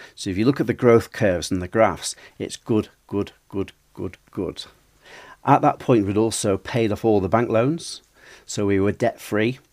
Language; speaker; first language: English; native; English